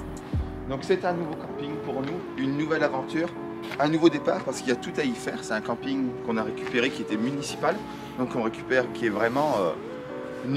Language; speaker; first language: French; native; French